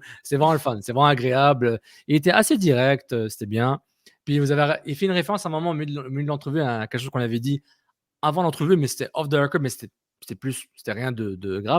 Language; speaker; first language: French; native; French